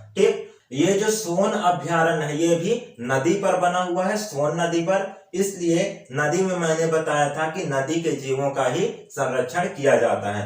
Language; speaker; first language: Hindi; native; Hindi